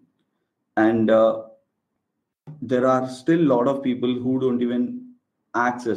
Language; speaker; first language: English; non-native, local second language; Telugu